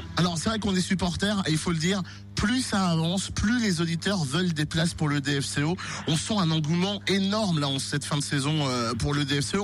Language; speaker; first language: French; native; French